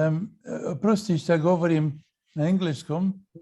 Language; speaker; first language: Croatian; early bilingual, heritage; English